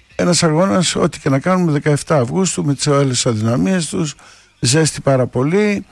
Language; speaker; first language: Greek; native; Greek